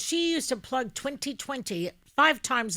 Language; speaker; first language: English; native; English